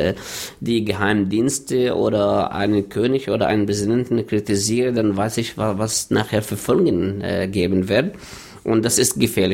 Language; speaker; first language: German; non-native, fluent; Arabic